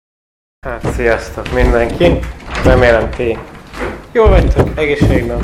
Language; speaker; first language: Hungarian; non-native, fluent; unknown